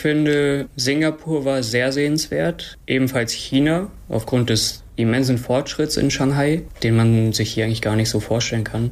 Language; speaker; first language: German; native; German